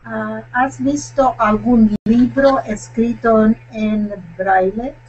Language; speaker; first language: Spanish; non-native, learner; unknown